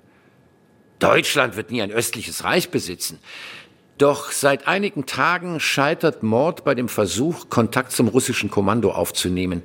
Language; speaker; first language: German; native; German